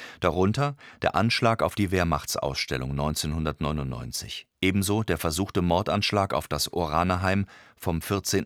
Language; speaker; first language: German; native; German